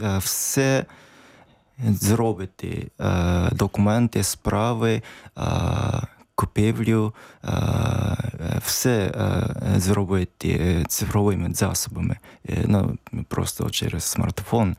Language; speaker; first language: Ukrainian; non-native, learner; Japanese